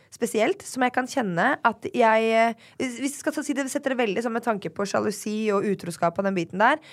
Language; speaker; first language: Norwegian; native; Norwegian